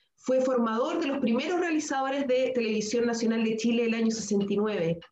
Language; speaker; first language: Spanish; native; Spanish